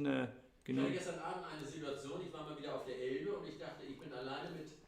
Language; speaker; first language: German; native; German